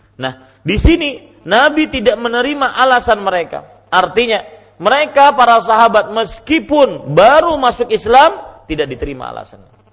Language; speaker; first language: Indonesian; non-native, local second language; Banjar